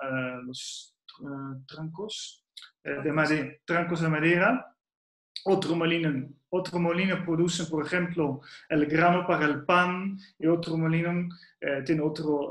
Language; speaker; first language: Spanish; non-native, fluent; Dutch